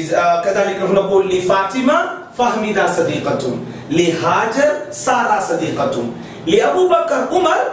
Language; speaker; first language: Arabic; non-native, fluent; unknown